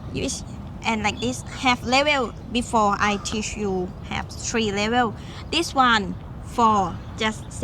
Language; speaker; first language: English; non-native, learner; Thai